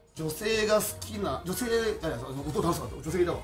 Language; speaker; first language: Japanese; native; Japanese